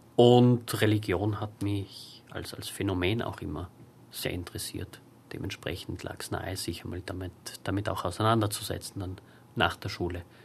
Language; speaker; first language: German; native; German